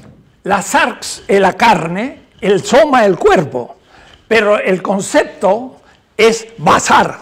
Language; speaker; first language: Italian; non-native, learner; Spanish